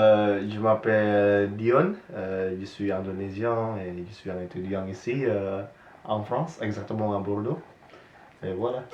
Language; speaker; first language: French; non-native, fluent; Indonesian